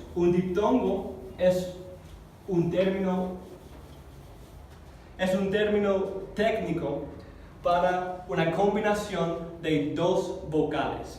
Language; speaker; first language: Spanish; non-native, fluent; English